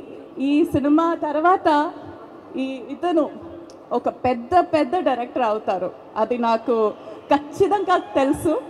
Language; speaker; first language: Telugu; non-native, learner; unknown